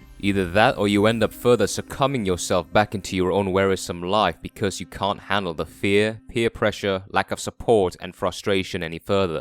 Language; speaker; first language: English; non-native, fluent; Korean